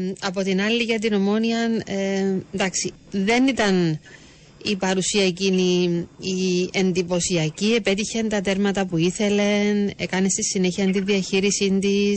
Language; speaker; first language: Greek; native; Greek